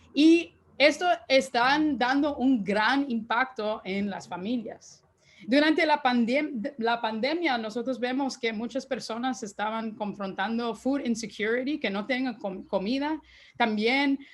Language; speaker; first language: Spanish; early bilingual, heritage; Spanish